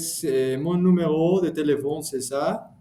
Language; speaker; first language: French; non-native, fluent; Spanish